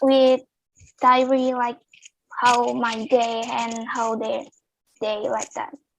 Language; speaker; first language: English; non-native, learner; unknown